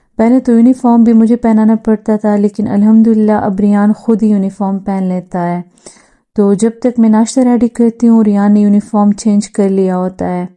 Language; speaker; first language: Urdu; non-native, local second language; Pashto